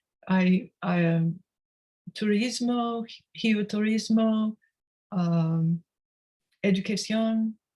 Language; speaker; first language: Spanish; non-native, learner; English